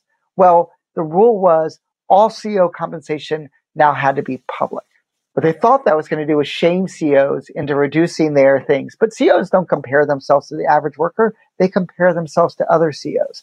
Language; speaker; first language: English; native; English